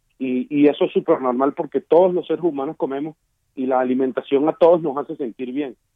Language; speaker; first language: Spanish; native; Spanish